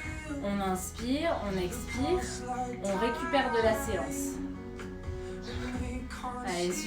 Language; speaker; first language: French; native; French